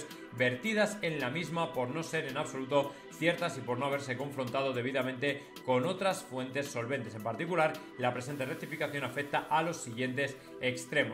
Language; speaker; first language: Spanish; native; Spanish